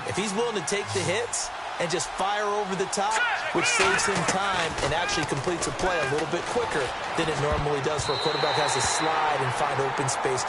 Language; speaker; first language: English; native; English